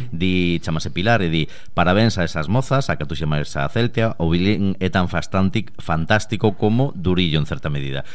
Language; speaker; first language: Galician; native; Galician